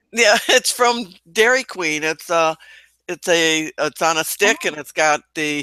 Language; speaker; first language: English; native; English